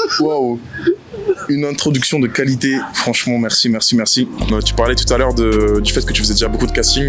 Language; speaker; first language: French; early bilingual, other home language; Lingala